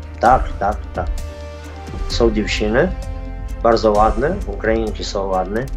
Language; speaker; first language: Polish; non-native, fluent; Ukrainian